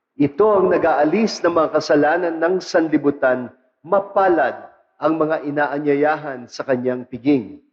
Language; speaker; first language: Filipino; non-native, local second language; Pampanga